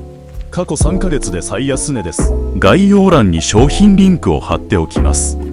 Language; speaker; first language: Japanese; native; Japanese